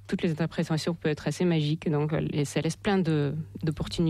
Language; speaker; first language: French; non-native, fluent; Russian